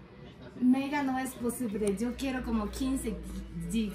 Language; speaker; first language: Spanish; non-native, fluent; Japanese